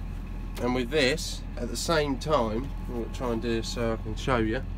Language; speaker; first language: English; native; English